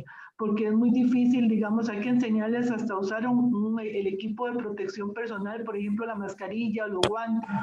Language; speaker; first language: Spanish; native; Spanish